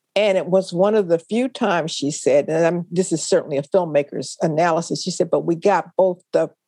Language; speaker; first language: English; native; English